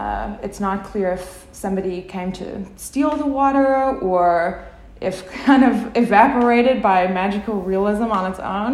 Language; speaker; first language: English; native; English